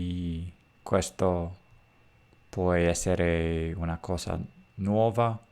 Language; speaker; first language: Italian; non-native, learner; English